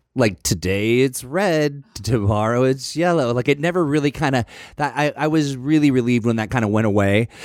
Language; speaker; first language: English; native; English